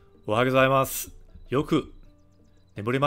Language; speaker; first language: Japanese; non-native, learner; English